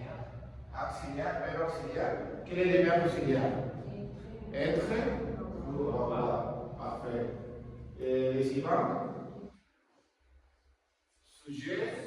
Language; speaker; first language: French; non-native, learner; Spanish